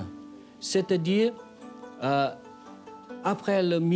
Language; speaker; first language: French; non-native, fluent; Vietnamese